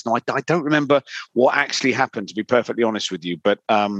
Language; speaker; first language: English; native; English